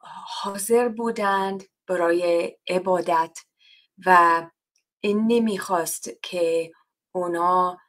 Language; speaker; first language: Persian; non-native, fluent; English